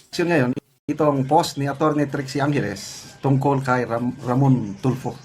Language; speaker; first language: Filipino; non-native, local second language; Cebuano